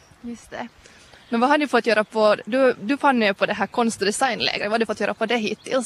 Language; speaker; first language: Swedish; native; Swedish